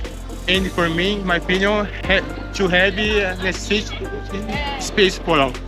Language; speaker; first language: English; non-native, learner; Portuguese